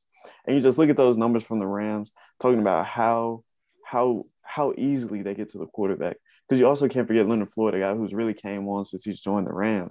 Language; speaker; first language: English; native; English